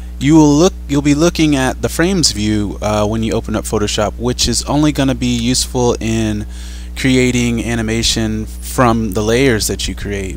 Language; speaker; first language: English; native; English